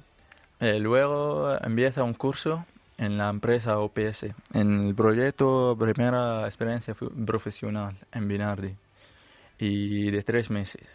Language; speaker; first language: Spanish; non-native, learner; Arabic